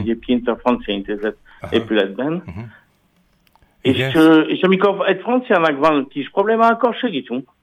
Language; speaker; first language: Hungarian; non-native, learner; French